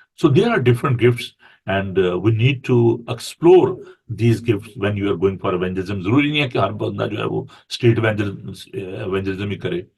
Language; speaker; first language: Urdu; native; Urdu